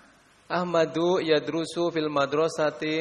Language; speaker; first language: Arabic; non-native, learner; Indonesian